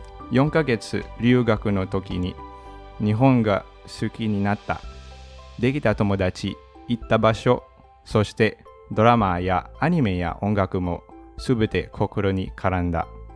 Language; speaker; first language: Japanese; non-native, fluent; Filipino